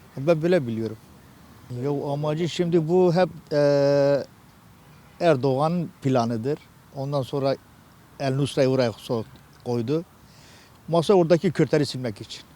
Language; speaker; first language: Turkish; non-native, local second language; Kurdish